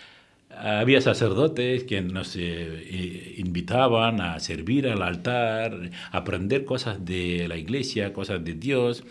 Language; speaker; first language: Spanish; non-native, fluent; Tamil